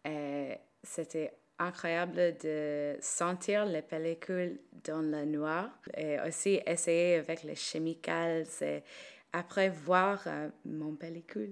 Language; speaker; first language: French; non-native, learner; English